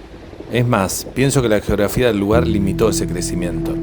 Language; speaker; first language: Spanish; native; Spanish